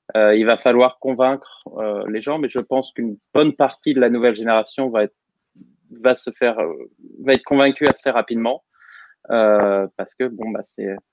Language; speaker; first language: French; native; French